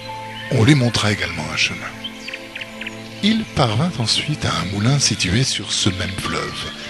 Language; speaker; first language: French; native; French